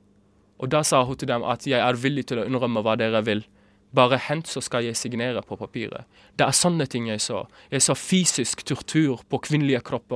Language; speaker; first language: Norwegian; early bilingual, other home language; Arabic